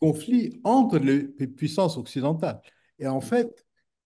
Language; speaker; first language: French; non-native, local second language; Arabic